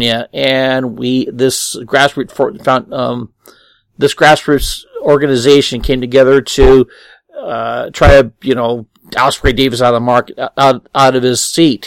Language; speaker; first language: English; native; English